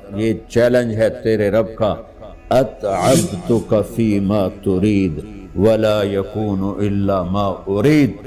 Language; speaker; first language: Urdu; non-native, local second language; Punjabi